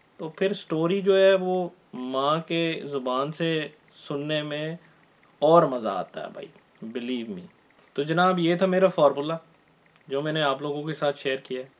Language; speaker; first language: Urdu; native; Urdu